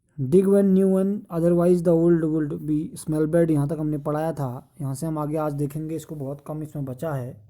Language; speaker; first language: Hindi; native; Hindi